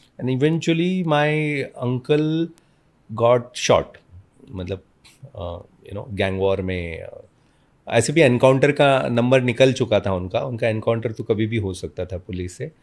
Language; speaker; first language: Hindi; non-native, local second language; Malayalam